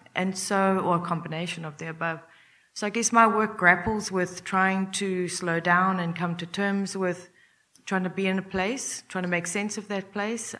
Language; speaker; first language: English; native; English